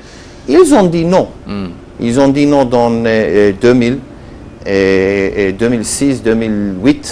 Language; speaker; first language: French; non-native, learner; Hebrew